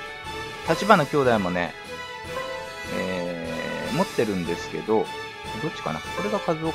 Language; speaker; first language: Japanese; native; Japanese